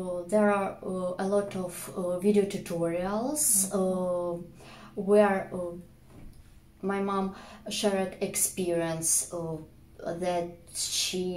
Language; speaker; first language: English; non-native, fluent; Russian